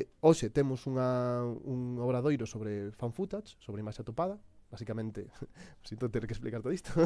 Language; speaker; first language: Galician; non-native, local second language; Spanish